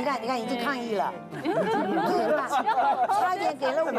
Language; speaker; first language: Chinese; native; Chinese